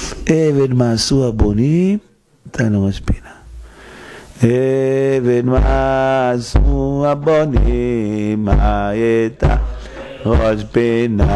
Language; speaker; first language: Hebrew; native; Hebrew